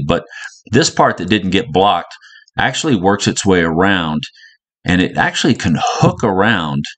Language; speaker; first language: English; native; English